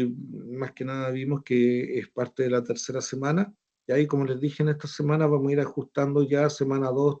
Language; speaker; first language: Spanish; native; Spanish